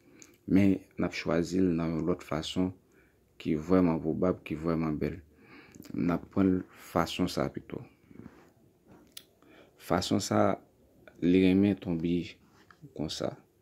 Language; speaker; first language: French; non-native, learner; Haitian Creole